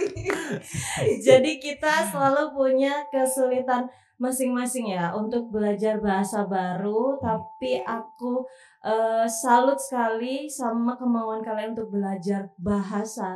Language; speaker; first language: Indonesian; native; Indonesian